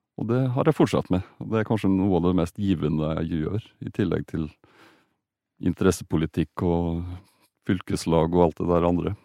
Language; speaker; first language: Norwegian; native; Norwegian